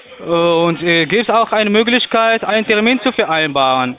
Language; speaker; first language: German; non-native, learner; Arabic